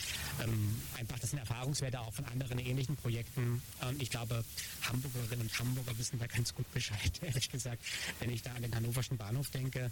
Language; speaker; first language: German; native; German